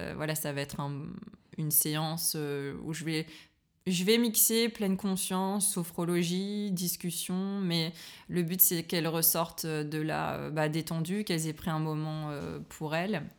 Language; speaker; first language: French; native; French